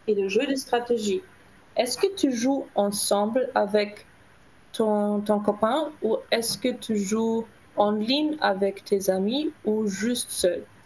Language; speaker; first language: French; native; French